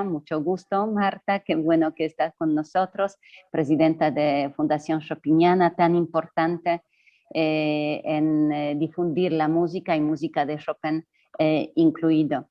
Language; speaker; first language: Spanish; non-native, fluent; Polish